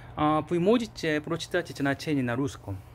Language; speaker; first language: Russian; non-native, learner; Korean